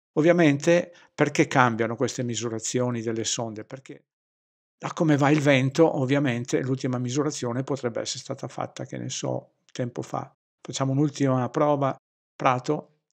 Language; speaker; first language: Italian; native; Italian